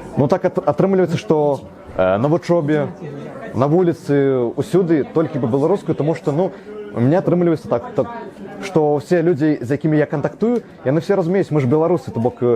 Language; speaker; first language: Belarusian; non-native, local second language; Russian